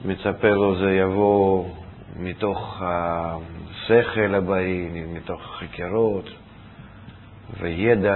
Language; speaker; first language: Hebrew; non-native, fluent; Russian